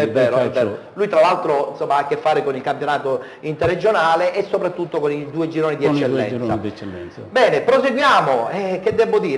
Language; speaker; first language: Italian; native; Italian